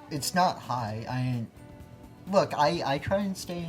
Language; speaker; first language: English; native; English